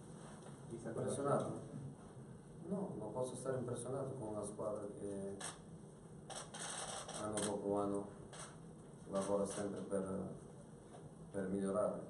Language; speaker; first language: Italian; non-native, fluent; Portuguese